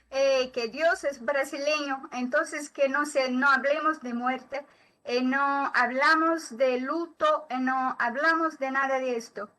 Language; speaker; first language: Spanish; non-native, learner; Portuguese